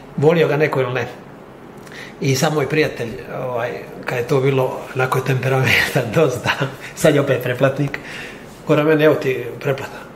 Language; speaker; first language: Croatian; native; Croatian